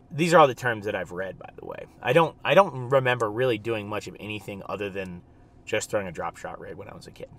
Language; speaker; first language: English; native; English